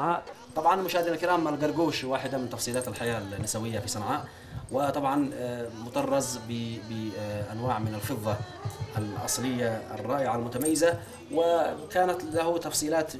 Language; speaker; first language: Arabic; native; Arabic